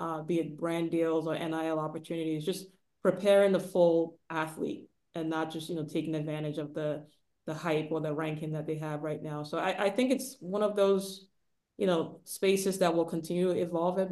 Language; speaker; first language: English; non-native, local second language; Igbo